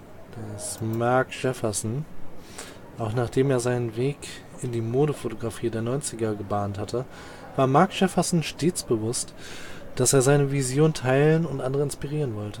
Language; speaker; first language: German; native; German